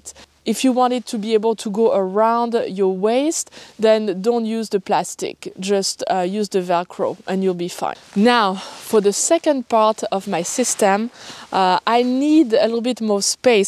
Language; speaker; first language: English; non-native, fluent; French